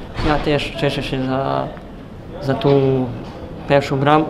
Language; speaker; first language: Polish; non-native, learner; Serbian